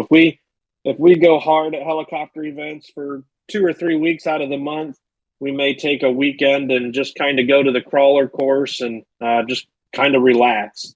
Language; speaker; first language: English; native; English